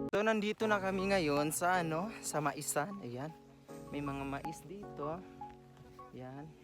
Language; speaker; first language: Filipino; non-native, local second language; Maguindanaon